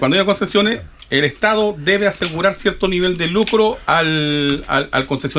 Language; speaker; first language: Spanish; native; Spanish